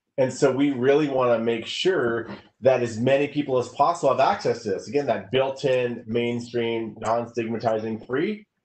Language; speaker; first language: English; native; English